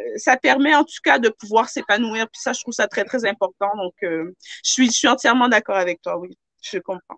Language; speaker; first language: French; native; French